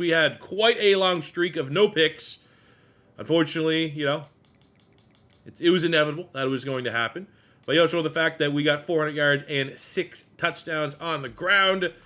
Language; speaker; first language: English; native; English